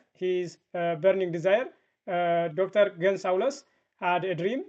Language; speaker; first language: English; non-native, fluent; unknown